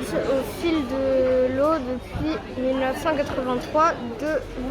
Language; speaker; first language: French; native; French